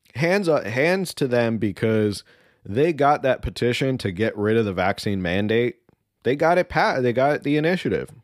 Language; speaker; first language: English; early bilingual, other home language; Spanish